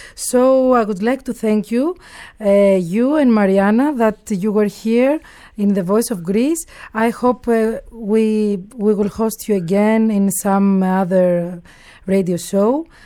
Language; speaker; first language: English; non-native, learner; Greek